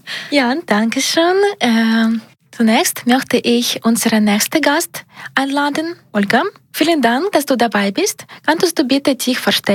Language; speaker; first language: German; non-native, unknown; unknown